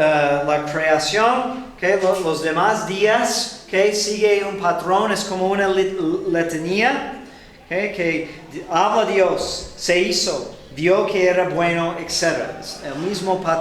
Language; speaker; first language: Spanish; non-native, fluent; English